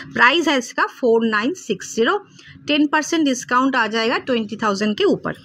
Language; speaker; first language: Hindi; non-native, local second language; Bangla